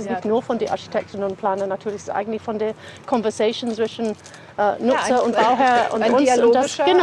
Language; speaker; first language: German; non-native, fluent; English